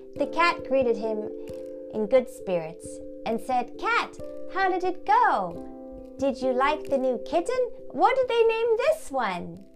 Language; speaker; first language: English; early bilingual, other home language; German